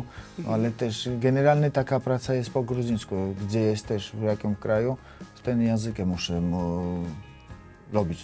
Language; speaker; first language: Polish; non-native, learner; Georgian